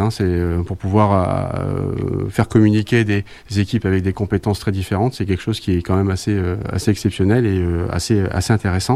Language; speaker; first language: French; native; French